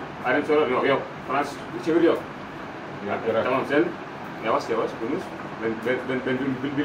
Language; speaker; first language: Turkish; non-native, learner; French